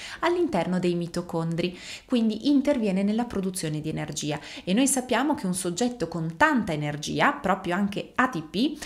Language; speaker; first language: Italian; native; Italian